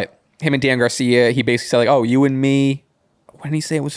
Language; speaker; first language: English; native; English